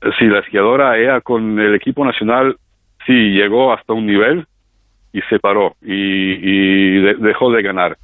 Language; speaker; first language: Spanish; non-native, fluent; Slovenian